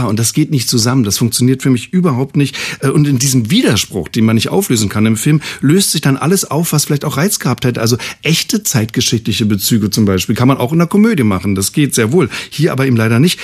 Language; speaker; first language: German; native; German